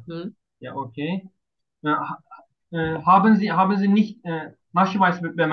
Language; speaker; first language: German; non-native, learner; Turkish